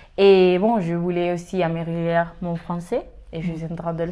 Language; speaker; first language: French; non-native, learner; Spanish